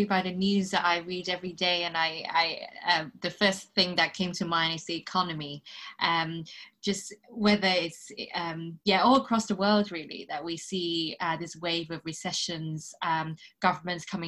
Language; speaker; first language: English; non-native, local second language; Cantonese